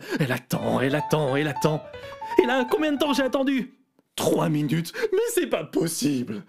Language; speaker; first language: French; native; French